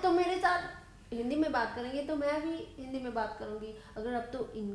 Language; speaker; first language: Hindi; non-native, fluent; English